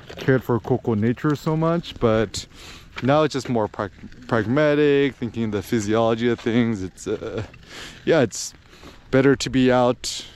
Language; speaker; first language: English; early bilingual, other home language; Korean